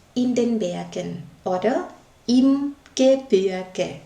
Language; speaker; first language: German; non-native, learner; Thai